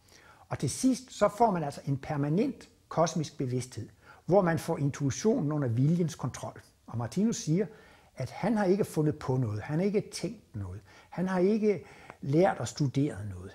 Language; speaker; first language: Danish; native; Danish